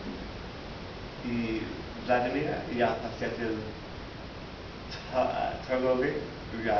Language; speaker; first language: Russian; non-native, learner; English